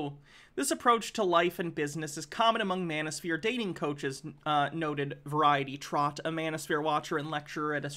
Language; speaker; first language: English; native; English